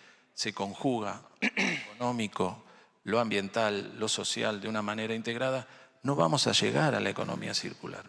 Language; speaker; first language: Spanish; native; Spanish